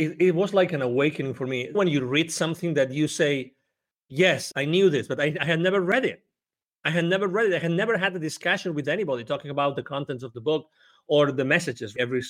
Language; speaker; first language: English; non-native, fluent; Spanish